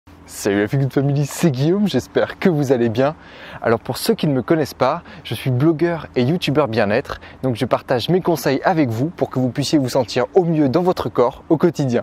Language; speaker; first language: French; native; French